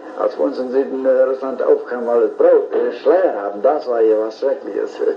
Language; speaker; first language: German; early bilingual, heritage; English